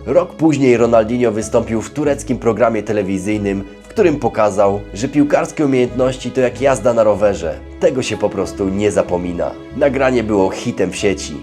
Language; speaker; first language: Polish; native; Polish